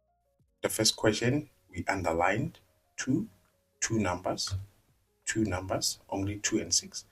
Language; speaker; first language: English; non-native, local second language; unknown